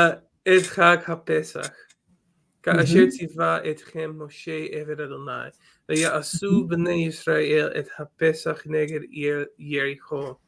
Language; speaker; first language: Hebrew; non-native, learner; English